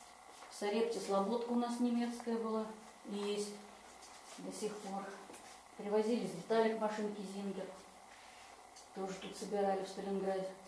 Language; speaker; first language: Russian; native; Russian